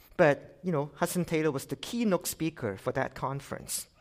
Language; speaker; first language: English; non-native, local second language; Cantonese